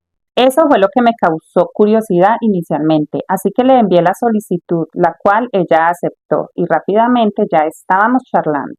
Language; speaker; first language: Spanish; native; Spanish